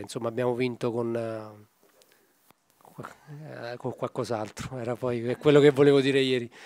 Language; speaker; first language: Italian; native; Italian